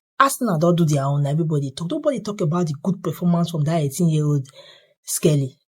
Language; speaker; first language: Nigerian Pidgin; native; Nigerian Pidgin